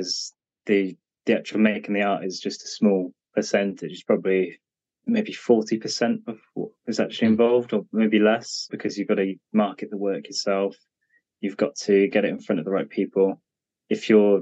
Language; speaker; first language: English; native; English